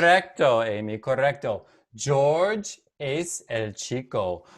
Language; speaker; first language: Spanish; non-native, fluent; English